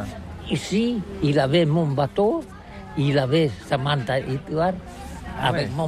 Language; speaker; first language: French; non-native, learner; Catalan